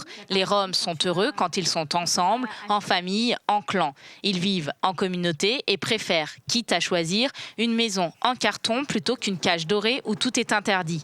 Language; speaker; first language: French; native; French